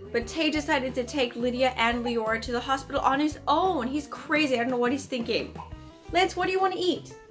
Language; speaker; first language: English; early bilingual, other home language; Japanese